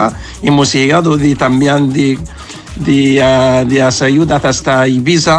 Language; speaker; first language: Spanish; non-native, learner; Arabic